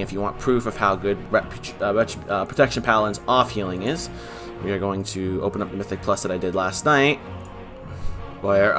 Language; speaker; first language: English; native; English